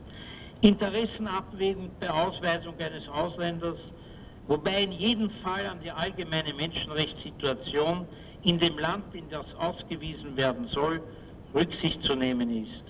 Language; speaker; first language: German; native; German